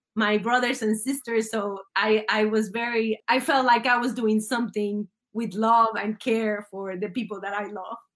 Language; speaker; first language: English; early bilingual, other home language; Spanish